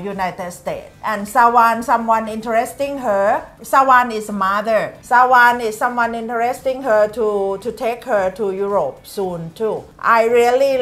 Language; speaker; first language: English; non-native, learner; Thai